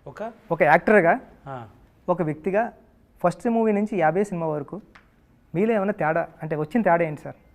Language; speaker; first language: Telugu; native; Telugu